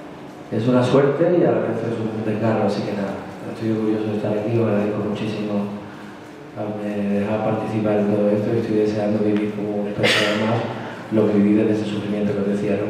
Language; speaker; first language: Spanish; native; Spanish